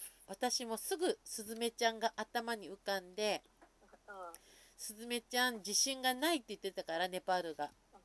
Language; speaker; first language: Japanese; native; Japanese